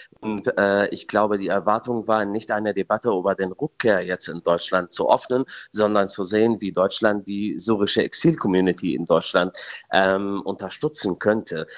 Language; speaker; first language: German; non-native, fluent; Arabic